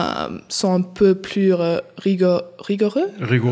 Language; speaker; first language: French; early bilingual, heritage; English